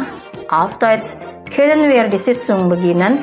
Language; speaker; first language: German; non-native, fluent; Indonesian